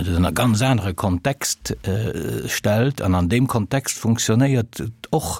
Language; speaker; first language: Luxembourgish; early bilingual, other home language; Italian